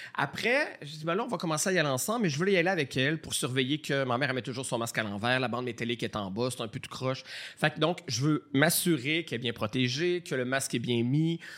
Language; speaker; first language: French; native; French